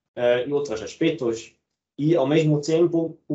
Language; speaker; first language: Portuguese; non-native, fluent; German